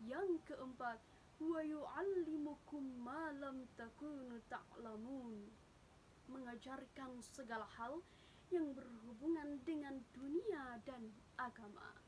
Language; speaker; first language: Indonesian; native; Indonesian